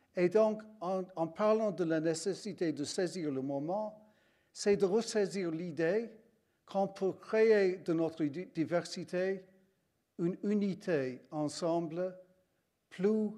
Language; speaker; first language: French; non-native, fluent; English